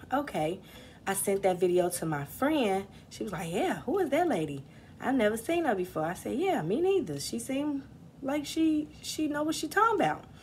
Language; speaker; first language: English; native; English